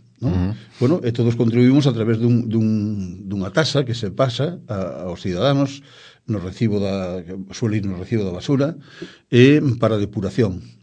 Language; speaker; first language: Galician; native; Galician